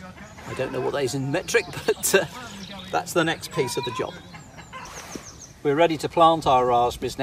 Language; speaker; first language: English; native; English